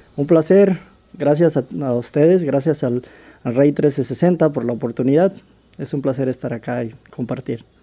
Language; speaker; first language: Spanish; native; Spanish